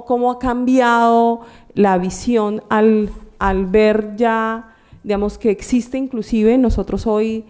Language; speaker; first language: Spanish; native; Spanish